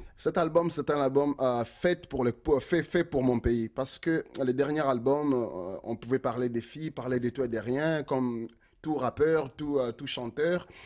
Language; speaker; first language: French; non-native, local second language; Lingala